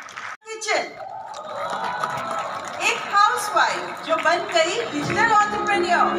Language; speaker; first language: Hindi; native; Hindi